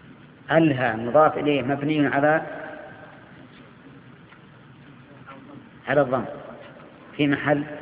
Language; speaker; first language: Arabic; native; Arabic